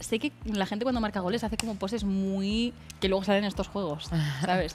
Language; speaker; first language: Spanish; native; Spanish